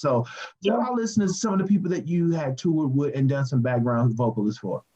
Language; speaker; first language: English; native; English